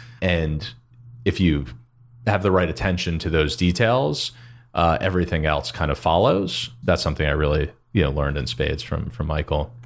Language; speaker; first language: English; native; English